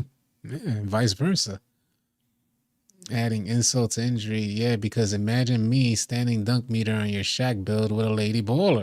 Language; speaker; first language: English; native; English